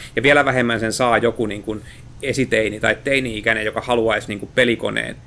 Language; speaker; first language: Finnish; native; Finnish